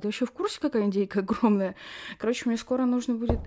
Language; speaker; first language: Russian; native; Russian